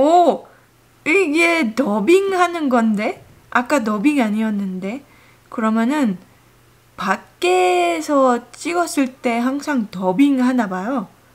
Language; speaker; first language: Korean; non-native, fluent; French